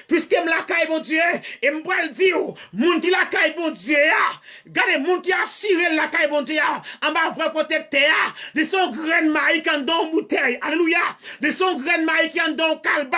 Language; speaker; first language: French; non-native, learner; Haitian Creole